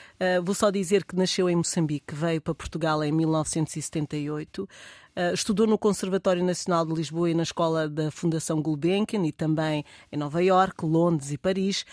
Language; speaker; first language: Portuguese; native; Portuguese